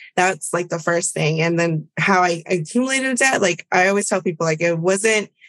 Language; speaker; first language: English; early bilingual, other home language; Spanish